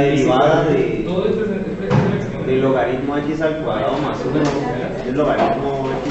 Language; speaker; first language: Spanish; native; Spanish